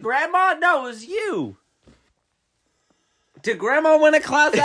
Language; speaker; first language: English; native; English